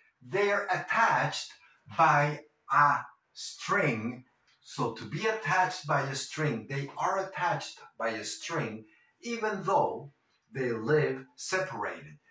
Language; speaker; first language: English; non-native, fluent; Spanish